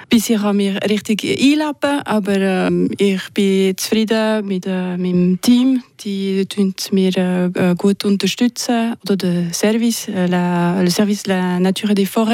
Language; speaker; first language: German; non-native, local second language; French